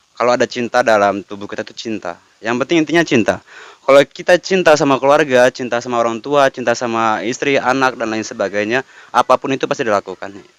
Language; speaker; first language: Indonesian; native; Indonesian